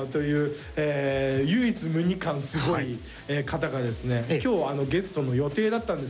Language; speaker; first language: Japanese; native; Japanese